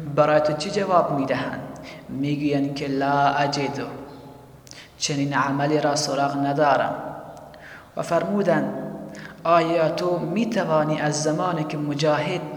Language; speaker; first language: Persian; native; Persian